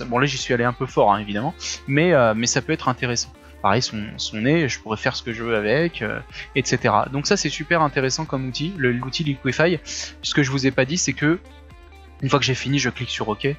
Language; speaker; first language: French; native; French